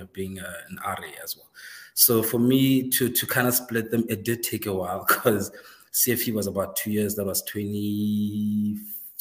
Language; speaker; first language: English; non-native, local second language; Northern Sotho